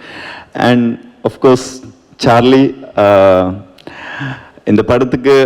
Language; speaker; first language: Tamil; non-native, learner; Kannada